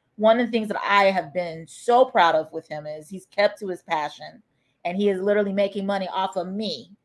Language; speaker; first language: English; native; English